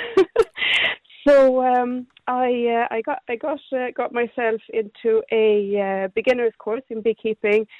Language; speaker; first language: English; non-native, fluent; Swedish